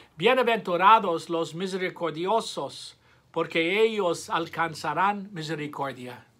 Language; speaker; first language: Spanish; non-native, fluent; English